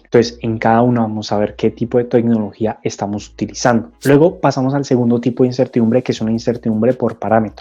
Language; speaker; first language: Spanish; native; Spanish